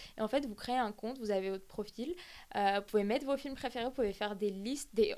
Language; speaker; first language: French; early bilingual, other home language; Armenian